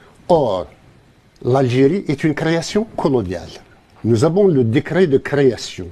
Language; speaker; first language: French; non-native, local second language; Kabyle